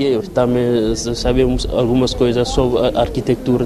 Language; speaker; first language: Portuguese; non-native, learner; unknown